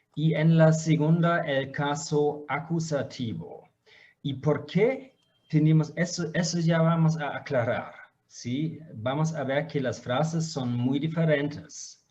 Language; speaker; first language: Spanish; non-native, fluent; German